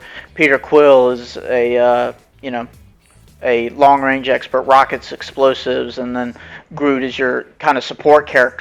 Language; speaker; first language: English; native; English